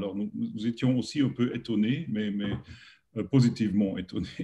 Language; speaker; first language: French; non-native, learner; German